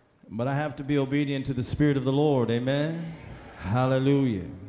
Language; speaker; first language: English; native; English